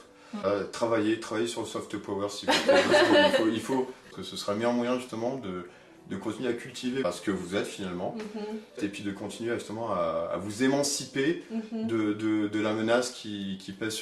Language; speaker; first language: French; native; French